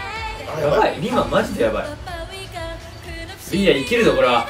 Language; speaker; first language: Japanese; native; Japanese